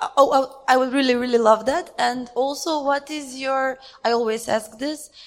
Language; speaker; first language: English; non-native, fluent; Macedonian